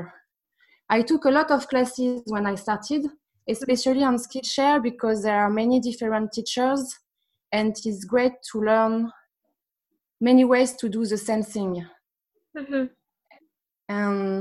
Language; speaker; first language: English; non-native, fluent; French